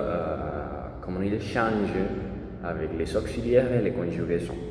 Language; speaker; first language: French; non-native, learner; Spanish